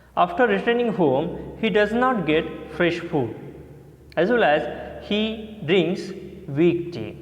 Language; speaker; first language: English; non-native, local second language; Marathi